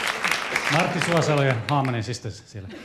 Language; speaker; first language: Finnish; native; Finnish